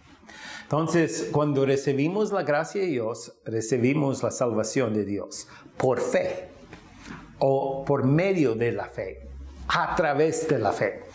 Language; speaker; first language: Spanish; non-native, fluent; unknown